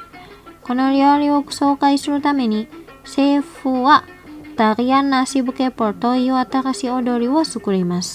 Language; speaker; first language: Japanese; non-native, fluent; Indonesian